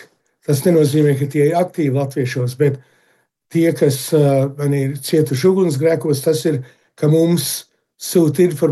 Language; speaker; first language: Latvian; early bilingual, heritage; Latvian